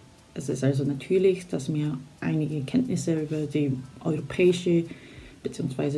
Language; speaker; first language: German; non-native, fluent; Korean